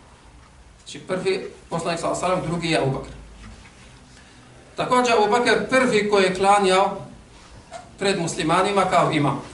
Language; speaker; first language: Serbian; non-native, fluent; Arabic